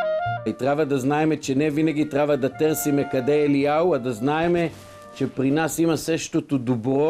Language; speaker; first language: Bulgarian; non-native, fluent; Hebrew